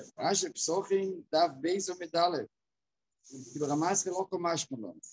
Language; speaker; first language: Hebrew; native; Hebrew